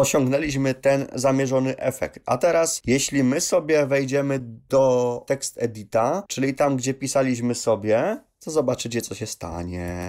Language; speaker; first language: Polish; native; Polish